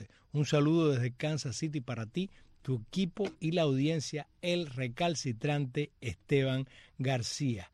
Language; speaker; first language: Spanish; native; Spanish